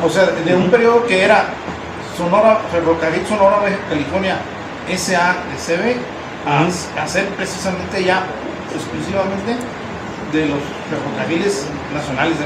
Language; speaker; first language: Spanish; native; Spanish